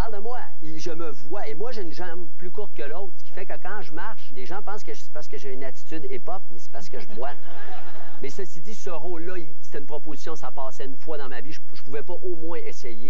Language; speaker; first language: French; native; French